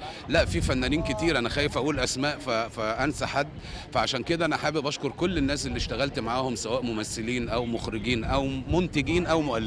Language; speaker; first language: Arabic; native; Arabic